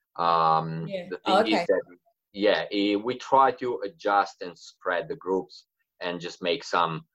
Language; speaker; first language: English; non-native, fluent; Italian